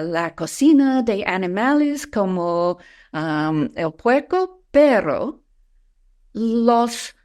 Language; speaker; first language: Spanish; non-native, fluent; English